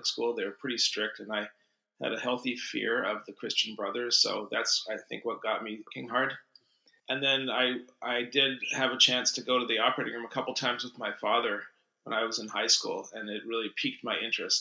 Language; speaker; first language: English; native; English